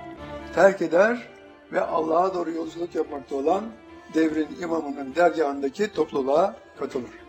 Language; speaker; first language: Turkish; native; Turkish